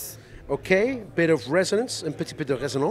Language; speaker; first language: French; non-native, learner; English